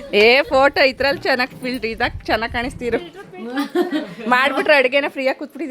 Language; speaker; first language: Kannada; native; Kannada